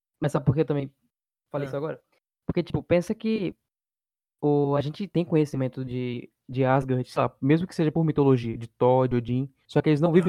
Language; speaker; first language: Portuguese; native; Portuguese